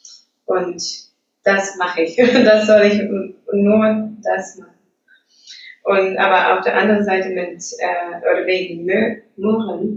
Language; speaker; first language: German; non-native, fluent; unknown